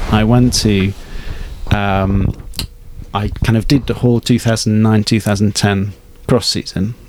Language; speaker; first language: English; non-native, fluent; Hungarian